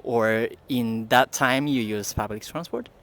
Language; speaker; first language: English; non-native, fluent; Japanese